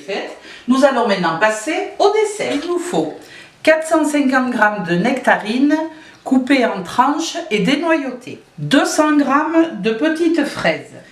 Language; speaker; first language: French; native; French